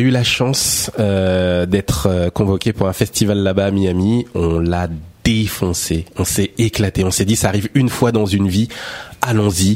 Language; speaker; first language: French; native; French